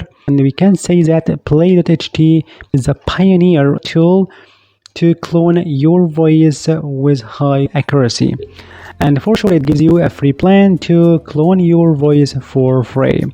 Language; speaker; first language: English; non-native, fluent; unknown